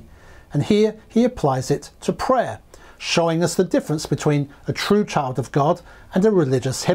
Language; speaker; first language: English; native; English